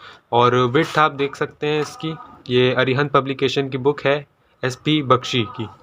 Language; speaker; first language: Hindi; native; Hindi